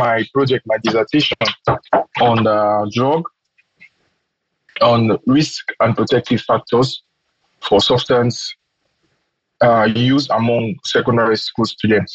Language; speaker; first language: English; non-native, local second language; Krio